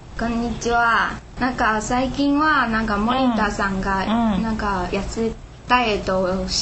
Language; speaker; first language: Japanese; non-native, learner; Chinese